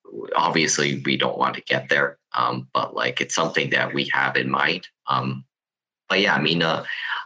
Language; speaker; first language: English; non-native, local second language; Cantonese